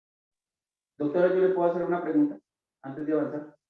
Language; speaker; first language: Spanish; native; Spanish